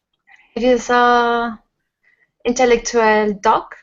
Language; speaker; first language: English; non-native, learner; Spanish